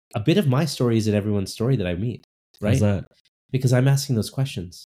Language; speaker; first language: English; native; English